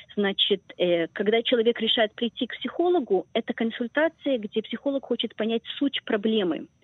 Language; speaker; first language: Russian; early bilingual, heritage; Russian